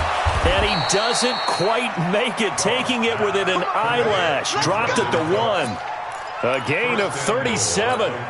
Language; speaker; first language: English; native; English